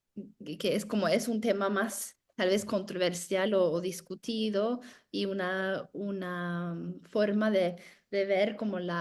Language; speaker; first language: Spanish; non-native, fluent; Norwegian